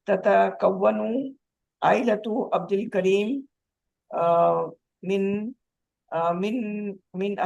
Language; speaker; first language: Arabic; non-native, learner; Urdu